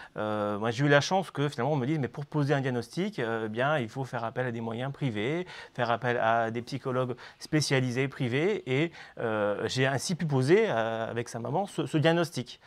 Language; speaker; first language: French; native; French